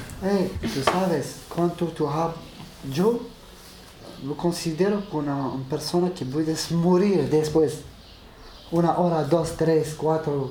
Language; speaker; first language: Spanish; non-native, learner; Arabic